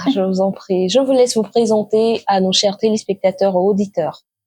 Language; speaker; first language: French; native; French